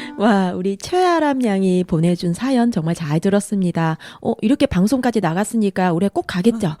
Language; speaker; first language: Korean; non-native, fluent; Vietnamese